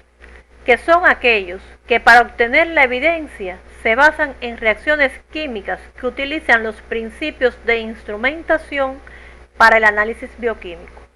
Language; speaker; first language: Spanish; native; Spanish